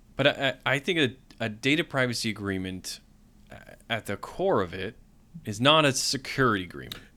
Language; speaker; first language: English; native; English